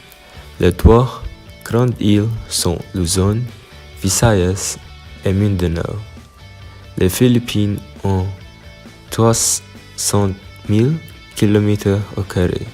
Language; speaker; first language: French; non-native, learner; Filipino